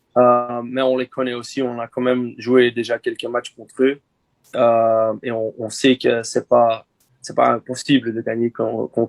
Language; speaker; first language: French; non-native, local second language; Dutch